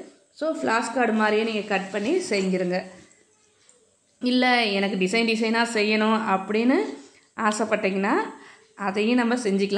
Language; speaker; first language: Tamil; native; Tamil